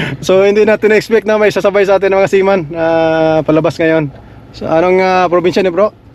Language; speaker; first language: Filipino; non-native, local second language; Cebuano